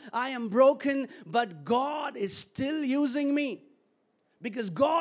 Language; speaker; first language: English; non-native, local second language; Hindi